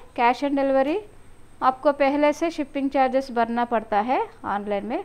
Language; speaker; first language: Hindi; non-native, local second language; Telugu